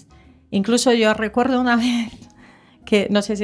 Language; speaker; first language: Spanish; native; Spanish